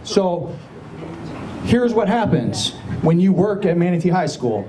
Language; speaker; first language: English; native; English